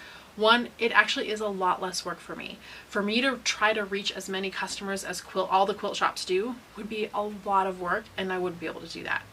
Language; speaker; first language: English; native; English